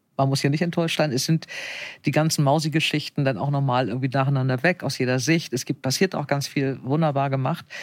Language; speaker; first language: German; native; German